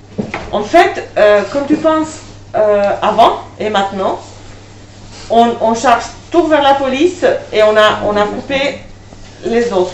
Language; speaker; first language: French; non-native, fluent; Albanian